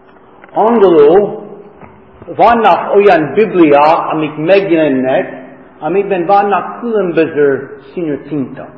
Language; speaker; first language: Hungarian; non-native, fluent; English